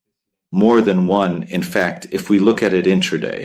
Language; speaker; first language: English; non-native, fluent; Italian